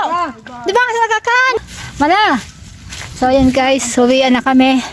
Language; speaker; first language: Filipino; non-native, local second language; Bikol